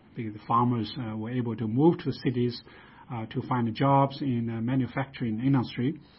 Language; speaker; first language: English; non-native, fluent; Chinese